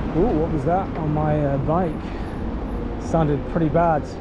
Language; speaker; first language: English; native; English